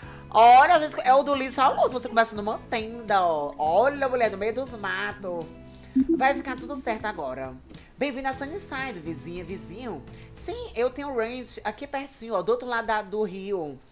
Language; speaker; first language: Portuguese; native; Portuguese